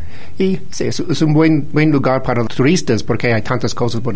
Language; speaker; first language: Spanish; non-native, fluent; English